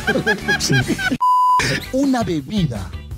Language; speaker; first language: Spanish; native; Spanish